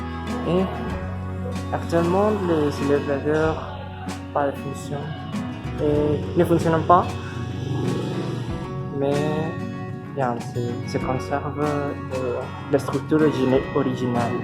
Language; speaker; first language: French; non-native, learner; Spanish